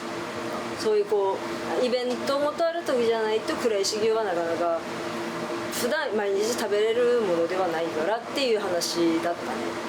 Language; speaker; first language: Japanese; native; Japanese